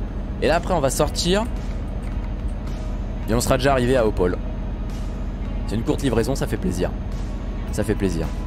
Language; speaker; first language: French; native; French